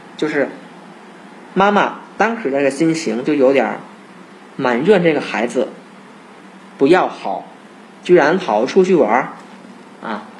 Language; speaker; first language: Chinese; non-native, fluent; Thai